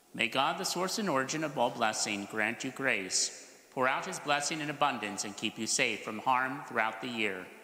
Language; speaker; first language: English; native; English